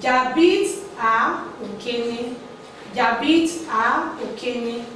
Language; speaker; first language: French; non-native, fluent; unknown